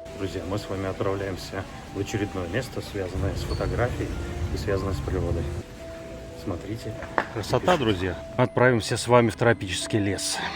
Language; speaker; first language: Russian; native; Russian